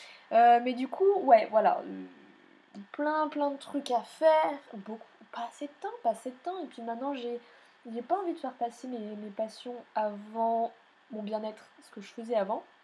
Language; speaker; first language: French; native; French